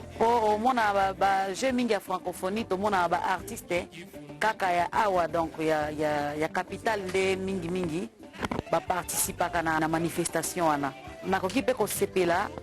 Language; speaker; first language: Lingala; non-native, local second language; Swahili